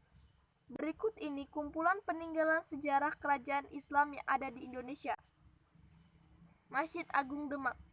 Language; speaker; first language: Indonesian; native; Indonesian